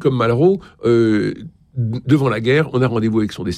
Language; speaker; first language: French; native; French